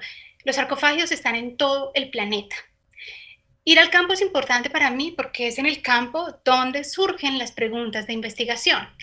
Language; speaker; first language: Spanish; native; Spanish